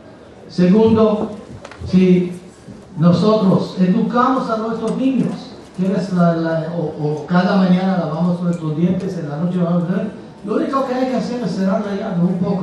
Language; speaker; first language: Spanish; non-native, fluent; Hebrew